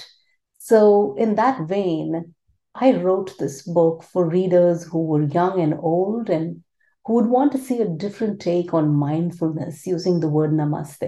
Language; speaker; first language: English; non-native, local second language; Tamil